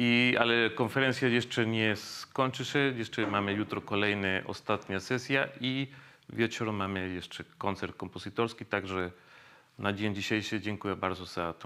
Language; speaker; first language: Polish; non-native, fluent; Spanish